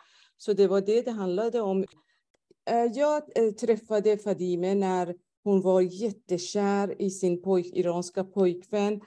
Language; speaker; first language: Swedish; non-native, fluent; Persian